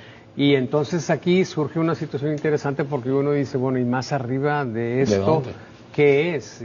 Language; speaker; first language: Spanish; native; Spanish